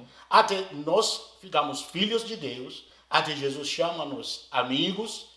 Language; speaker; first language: Portuguese; non-native, learner; Arabic